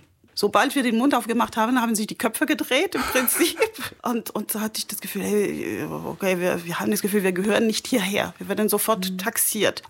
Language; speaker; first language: German; non-native, fluent; French